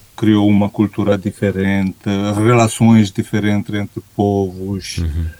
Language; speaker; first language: Portuguese; non-native, fluent; Romanian